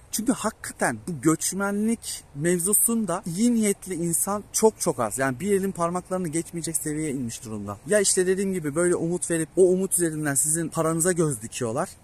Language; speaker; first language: Turkish; native; Turkish